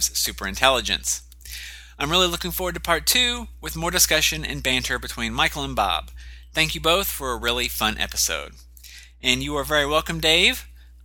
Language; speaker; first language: English; native; English